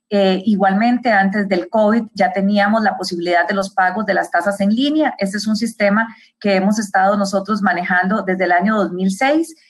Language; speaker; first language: Spanish; native; Spanish